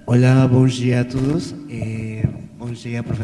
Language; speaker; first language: Portuguese; non-native, fluent; Spanish